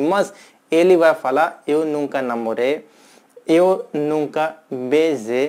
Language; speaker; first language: Portuguese; non-native, learner; Hindi